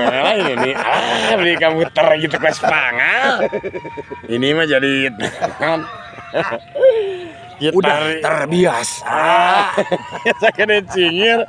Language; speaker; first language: Indonesian; non-native, local second language; Sundanese